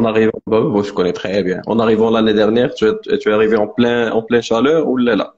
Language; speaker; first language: French; non-native, local second language; Arabic